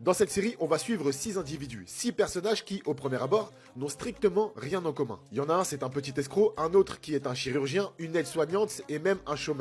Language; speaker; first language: French; native; French